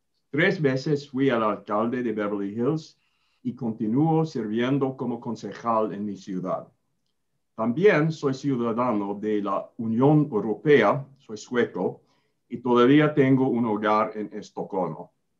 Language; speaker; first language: Spanish; non-native, learner; English